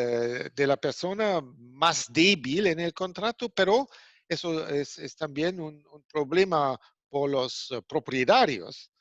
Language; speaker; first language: Spanish; non-native, fluent; German